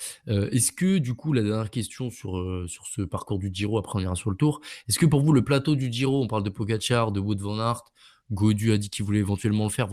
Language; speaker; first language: French; native; French